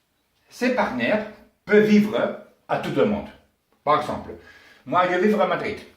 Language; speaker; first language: French; non-native, learner; Spanish